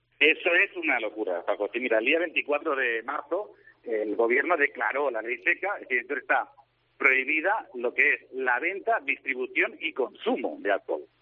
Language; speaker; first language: Spanish; native; Spanish